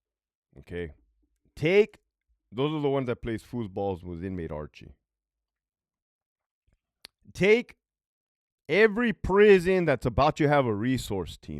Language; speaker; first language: English; native; English